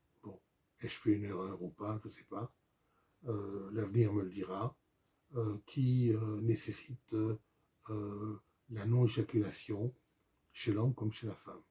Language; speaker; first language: French; native; French